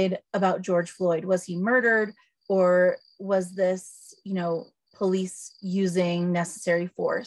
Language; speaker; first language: English; native; English